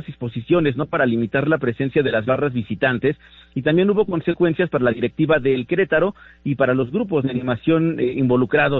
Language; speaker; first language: Spanish; native; Spanish